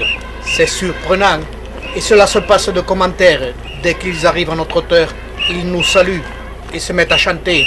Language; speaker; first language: French; native; French